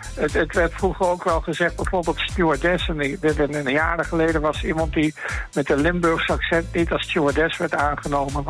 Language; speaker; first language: Dutch; native; Dutch